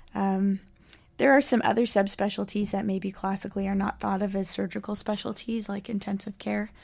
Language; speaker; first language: English; native; English